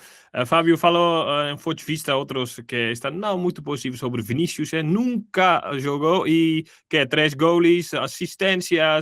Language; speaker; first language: Portuguese; non-native, fluent; Dutch